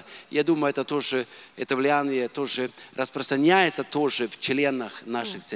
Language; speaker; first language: Russian; non-native, fluent; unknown